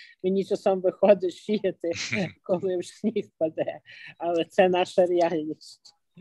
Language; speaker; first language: Ukrainian; early bilingual, other home language; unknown